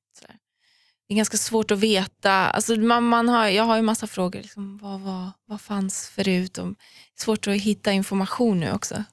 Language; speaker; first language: Swedish; early bilingual, other home language; Persian